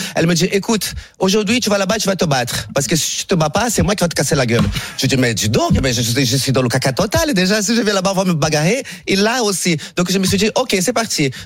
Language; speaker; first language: French; non-native, fluent; Portuguese